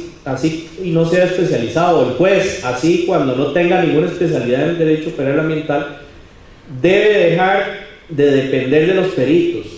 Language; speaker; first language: Spanish; native; Spanish